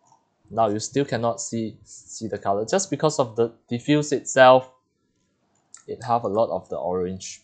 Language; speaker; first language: English; non-native, fluent; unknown